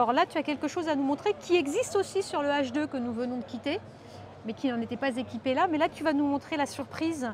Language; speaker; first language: French; native; French